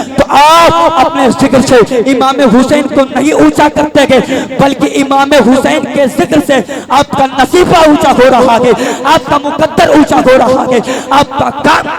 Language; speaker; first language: Hindi; native; Hindi